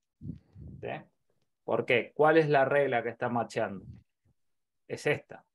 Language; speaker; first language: Spanish; native; Spanish